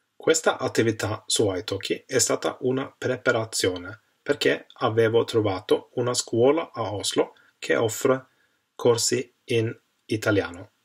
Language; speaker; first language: Italian; non-native, learner; Swedish